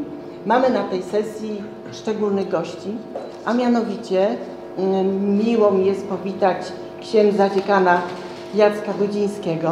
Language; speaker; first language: Polish; native; Polish